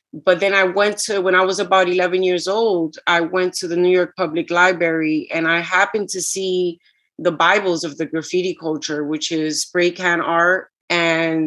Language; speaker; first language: English; early bilingual, other home language; Spanish